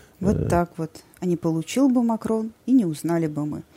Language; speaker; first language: Russian; native; Russian